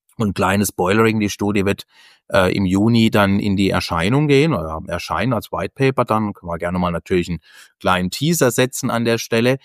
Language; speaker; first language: German; native; German